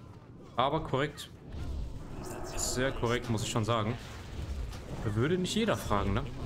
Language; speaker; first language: German; native; German